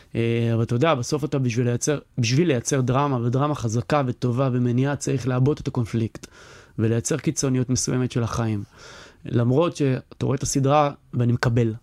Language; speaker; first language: Hebrew; native; Hebrew